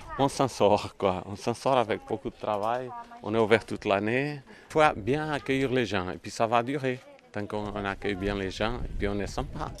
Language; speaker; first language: French; non-native, fluent; Portuguese